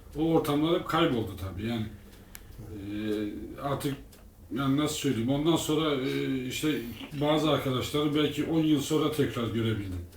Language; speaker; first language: Turkish; early bilingual, heritage; Turkish